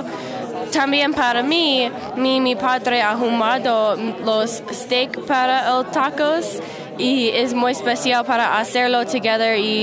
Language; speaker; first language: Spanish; non-native, learner; English